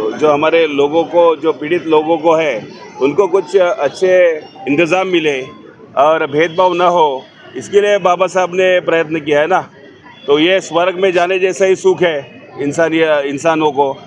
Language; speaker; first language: Hindi; non-native, local second language; Marathi